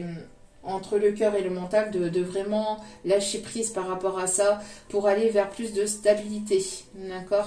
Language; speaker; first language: French; native; French